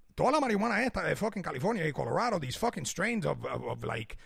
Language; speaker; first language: English; early bilingual, other home language; Spanish